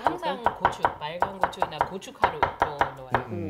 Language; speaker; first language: Korean; non-native, learner; English